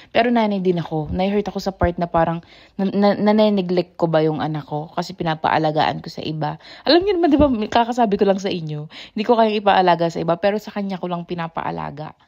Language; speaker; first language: Filipino; native; Filipino